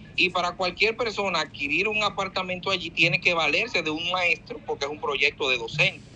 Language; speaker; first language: Spanish; native; Spanish